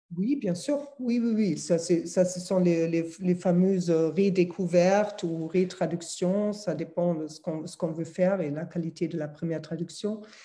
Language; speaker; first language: French; non-native, fluent; German